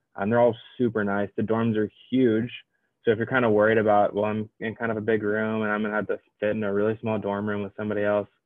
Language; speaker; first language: English; native; English